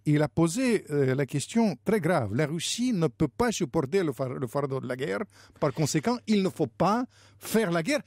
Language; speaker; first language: French; non-native, fluent; Russian